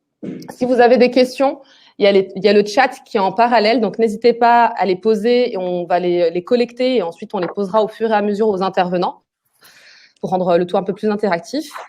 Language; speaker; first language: French; native; French